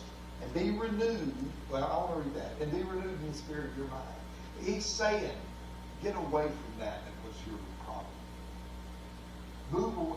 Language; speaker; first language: English; native; English